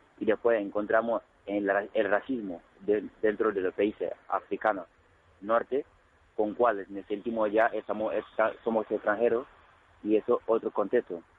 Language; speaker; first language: Spanish; non-native, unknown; Wolof